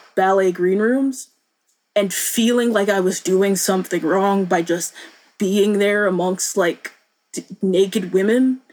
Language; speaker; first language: English; native; English